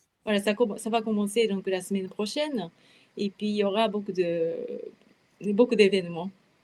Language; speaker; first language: French; non-native, fluent; Japanese